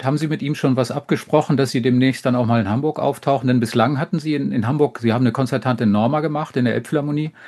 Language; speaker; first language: German; native; German